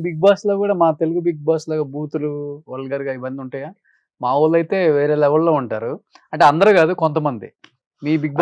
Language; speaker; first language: Telugu; native; Telugu